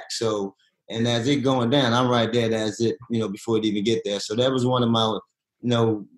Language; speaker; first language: English; native; English